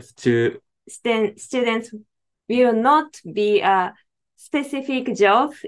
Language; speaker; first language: English; non-native, learner; Japanese